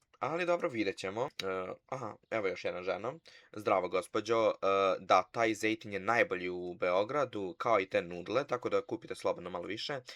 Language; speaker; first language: Bosnian; early bilingual, heritage; Bosnian